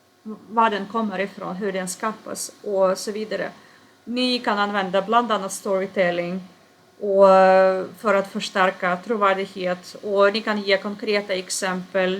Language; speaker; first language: Swedish; non-native, fluent; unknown